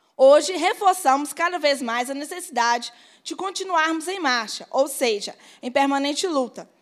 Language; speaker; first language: Portuguese; native; Portuguese